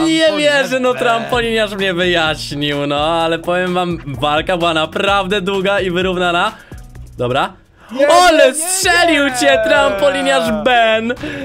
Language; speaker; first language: Polish; native; Polish